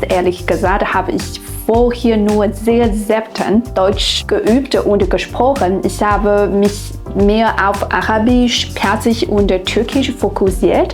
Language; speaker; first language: German; non-native, fluent; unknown